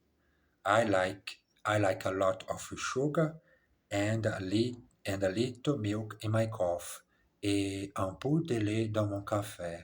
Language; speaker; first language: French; non-native, learner; English